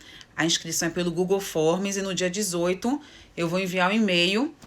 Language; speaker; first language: Portuguese; native; Portuguese